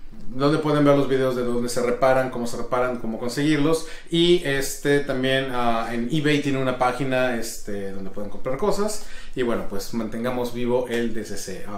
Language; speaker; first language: Spanish; native; Spanish